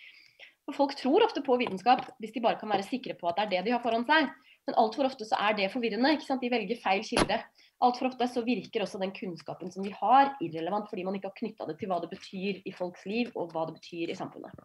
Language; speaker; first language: Norwegian; native; Norwegian